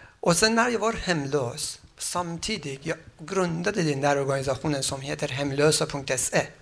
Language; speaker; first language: Swedish; non-native, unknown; Persian